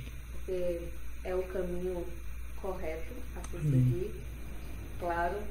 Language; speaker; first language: Portuguese; native; Portuguese